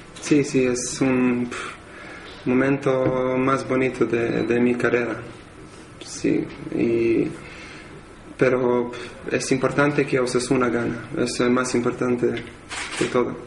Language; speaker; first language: Spanish; non-native, learner; Serbian